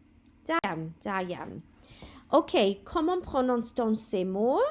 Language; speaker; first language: French; non-native, fluent; Welsh